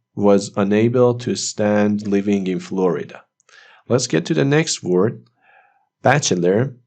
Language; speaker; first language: English; non-native, fluent; Persian